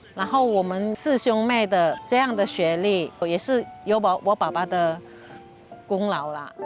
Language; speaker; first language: Chinese; early bilingual, heritage; Hakka Chinese